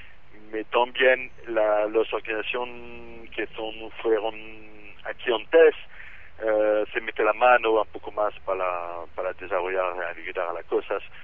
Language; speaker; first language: Spanish; non-native, fluent; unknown